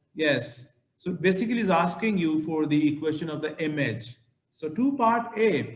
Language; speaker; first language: English; non-native, local second language; Urdu